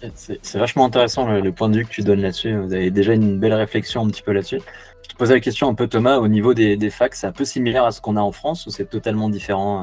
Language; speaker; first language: French; native; French